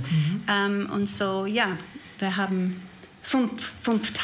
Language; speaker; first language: German; non-native, learner; English